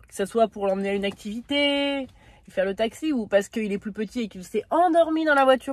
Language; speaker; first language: French; native; French